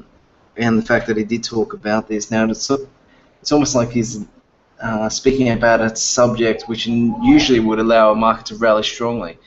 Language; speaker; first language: English; native; English